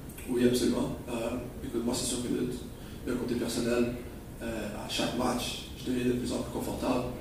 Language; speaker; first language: French; native; French